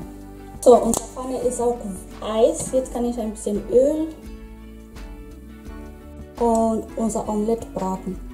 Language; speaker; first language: German; non-native, fluent; Swahili